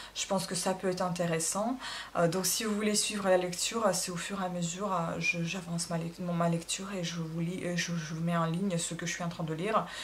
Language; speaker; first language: French; non-native, fluent; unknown